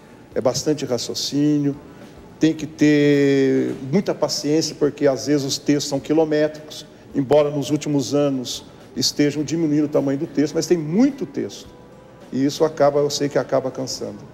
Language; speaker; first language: Portuguese; native; Portuguese